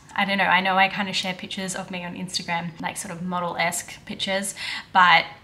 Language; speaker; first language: English; native; English